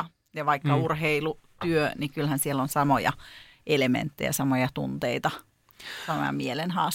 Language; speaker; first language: Finnish; native; Finnish